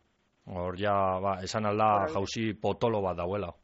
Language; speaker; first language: Basque; native; Basque